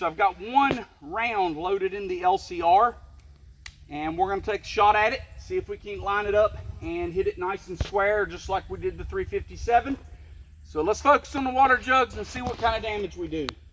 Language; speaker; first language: English; native; English